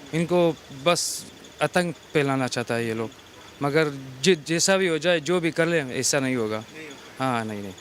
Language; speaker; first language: Hindi; non-native, fluent; Pashto